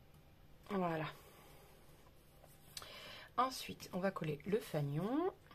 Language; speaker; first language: French; native; French